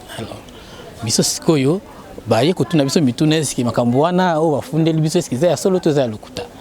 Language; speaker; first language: Lingala; native; Lingala